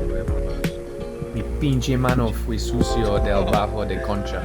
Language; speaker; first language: Spanish; non-native, learner; English